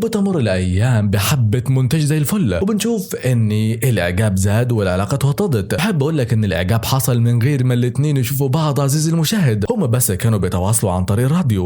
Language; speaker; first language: Arabic; native; Arabic